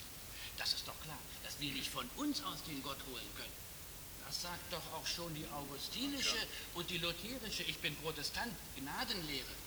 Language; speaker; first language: German; native; German